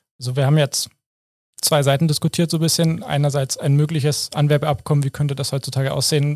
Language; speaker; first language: German; native; German